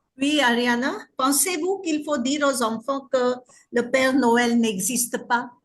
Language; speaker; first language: French; non-native, fluent; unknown